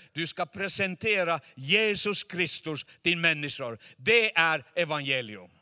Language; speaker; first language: Swedish; non-native, fluent; Chinese